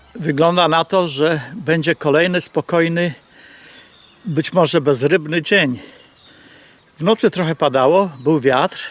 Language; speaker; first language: Polish; native; Polish